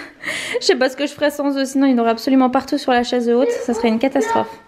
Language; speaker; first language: French; native; French